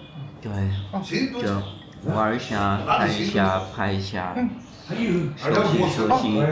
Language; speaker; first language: Chinese; non-native, learner; German